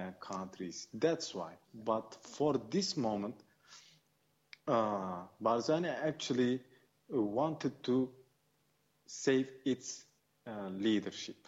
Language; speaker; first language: English; non-native, fluent; Kurdish